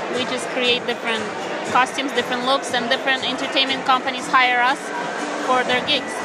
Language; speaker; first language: English; non-native, fluent; Ukrainian